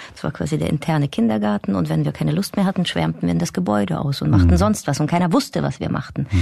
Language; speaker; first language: German; early bilingual, other home language; Russian